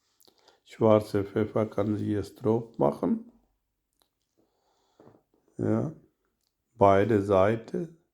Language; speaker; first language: German; non-native, learner; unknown